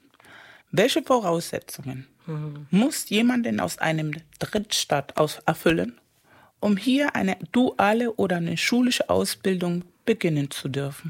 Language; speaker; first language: German; early bilingual, other home language; Spanish